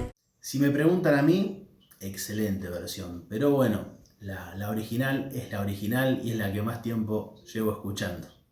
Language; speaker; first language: Spanish; native; Spanish